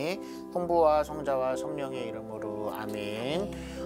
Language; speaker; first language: Korean; native; Korean